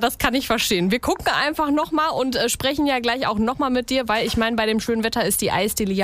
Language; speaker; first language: German; native; German